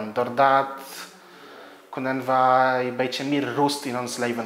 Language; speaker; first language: Dutch; non-native, learner; Polish